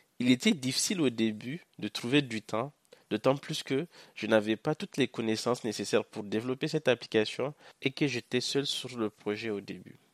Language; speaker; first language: French; non-native, local second language; Hausa